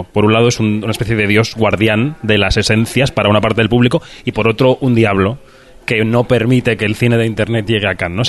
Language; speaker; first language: Spanish; native; Spanish